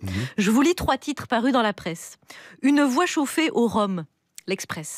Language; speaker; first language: French; native; French